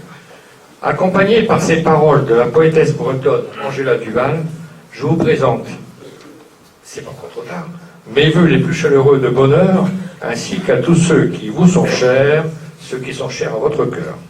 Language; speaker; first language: French; native; French